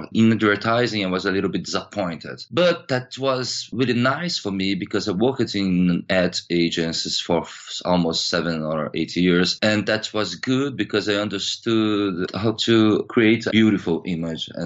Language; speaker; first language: English; non-native, fluent; Portuguese